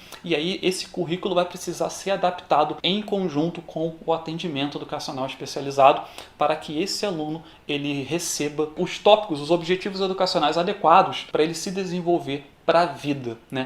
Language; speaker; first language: Portuguese; native; Portuguese